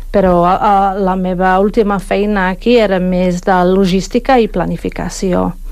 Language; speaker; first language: Catalan; non-native, fluent; English